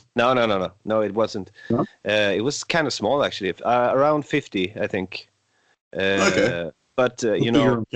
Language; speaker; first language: English; non-native, fluent; Swedish